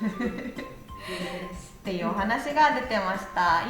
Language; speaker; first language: Japanese; native; Japanese